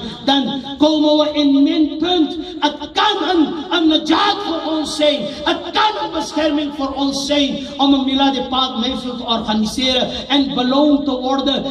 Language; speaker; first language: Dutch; non-native, local second language; Urdu